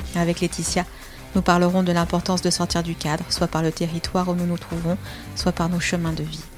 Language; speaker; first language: French; native; French